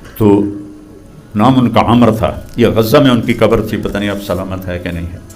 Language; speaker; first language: Urdu; non-native, local second language; Punjabi